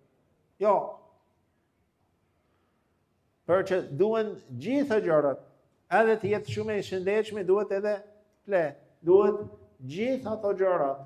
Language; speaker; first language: Albanian; non-native, fluent; English